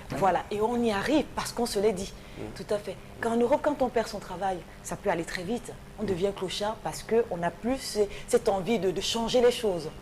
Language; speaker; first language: French; native; French